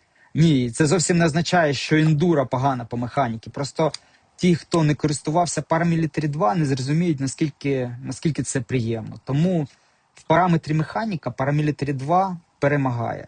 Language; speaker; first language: Ukrainian; native; Ukrainian